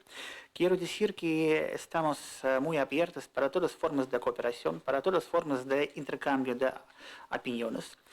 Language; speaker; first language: Spanish; non-native, fluent; Russian